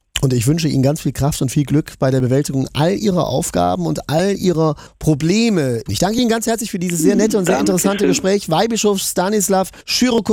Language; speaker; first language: German; native; German